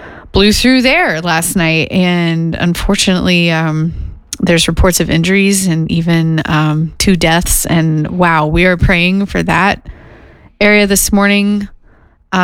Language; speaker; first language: English; native; English